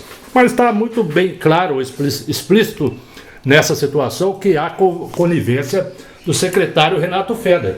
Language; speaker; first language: Portuguese; native; Portuguese